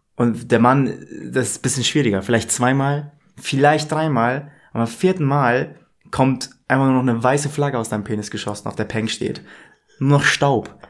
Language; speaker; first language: German; native; German